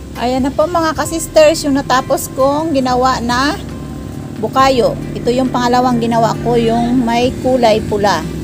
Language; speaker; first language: Filipino; non-native, local second language; Cebuano